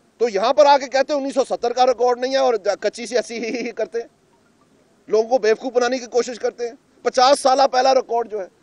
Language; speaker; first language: Urdu; non-native, local second language; Punjabi